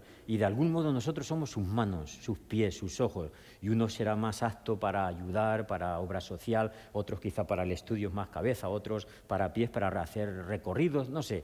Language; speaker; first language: Spanish; native; Spanish